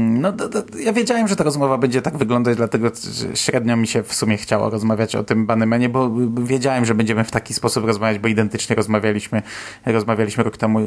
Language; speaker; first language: Polish; native; Polish